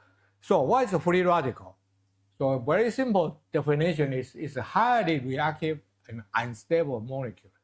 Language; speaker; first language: English; non-native, fluent; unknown